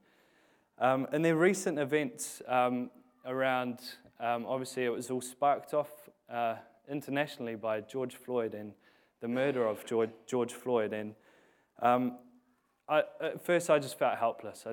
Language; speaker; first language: English; native; English